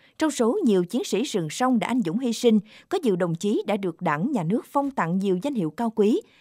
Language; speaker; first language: Vietnamese; native; Vietnamese